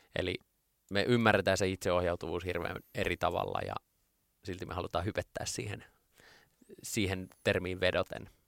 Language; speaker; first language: Finnish; native; Finnish